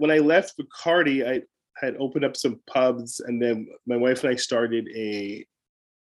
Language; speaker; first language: English; native; English